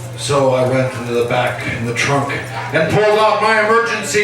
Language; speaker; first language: English; native; English